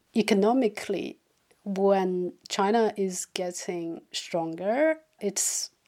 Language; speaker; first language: English; non-native, fluent; Chinese